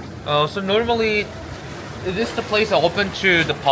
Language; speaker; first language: English; non-native, learner; Korean